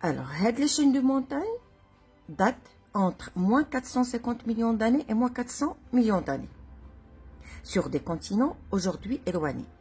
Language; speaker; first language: French; non-native, local second language; Arabic